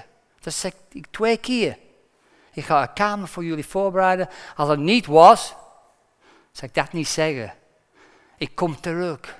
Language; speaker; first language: Dutch; non-native, fluent; English